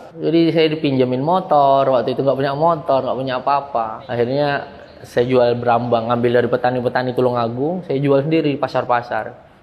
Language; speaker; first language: Indonesian; early bilingual, heritage; Indonesian